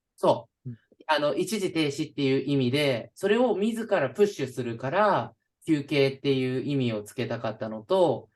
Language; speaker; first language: Japanese; native; Japanese